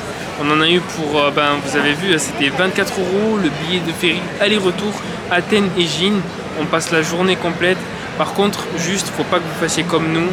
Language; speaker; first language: French; native; French